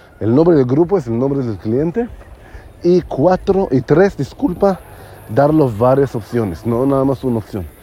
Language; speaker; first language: Spanish; non-native, learner; Hebrew